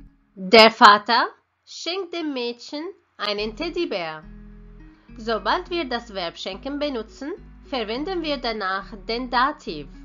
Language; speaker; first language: German; non-native, fluent; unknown